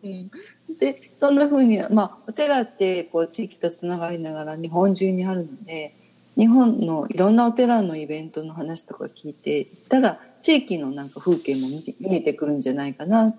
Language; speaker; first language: Japanese; native; Japanese